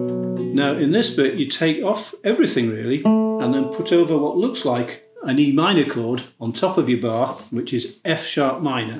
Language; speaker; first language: English; native; English